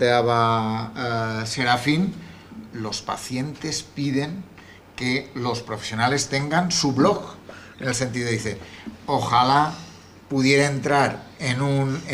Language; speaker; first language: Spanish; native; Spanish